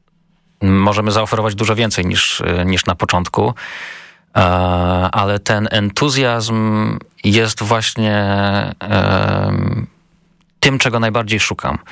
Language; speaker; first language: Polish; native; Polish